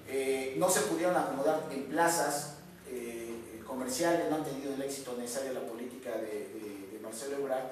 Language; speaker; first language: Spanish; native; Spanish